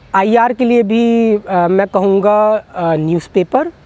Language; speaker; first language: Hindi; native; Hindi